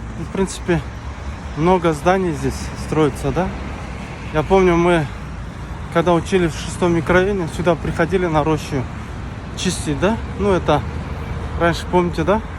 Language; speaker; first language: Russian; non-native, local second language; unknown